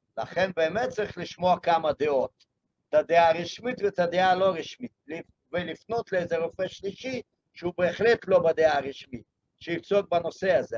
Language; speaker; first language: Hebrew; non-native, fluent; Russian